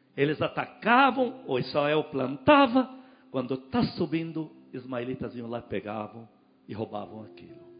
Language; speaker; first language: Portuguese; non-native, fluent; Arabic